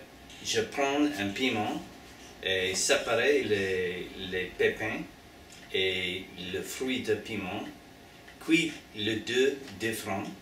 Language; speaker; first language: French; non-native, learner; English